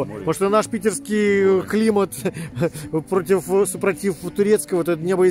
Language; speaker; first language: Russian; native; Russian